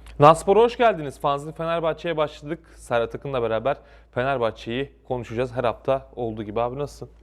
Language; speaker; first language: Turkish; native; Turkish